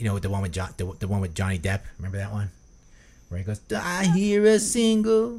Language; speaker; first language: English; native; English